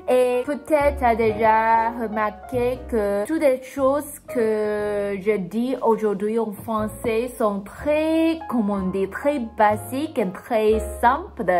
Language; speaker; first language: French; non-native, learner; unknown